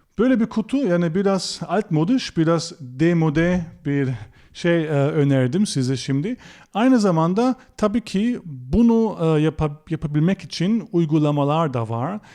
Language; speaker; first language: Turkish; non-native, fluent; German